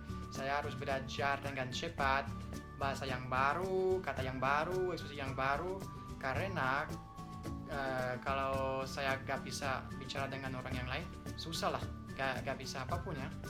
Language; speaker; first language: Indonesian; non-native, fluent; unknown